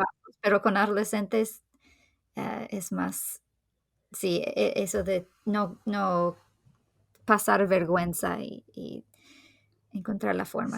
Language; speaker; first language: Spanish; non-native, fluent; English